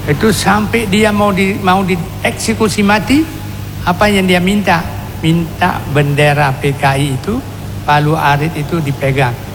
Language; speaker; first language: Indonesian; non-native, local second language; Achinese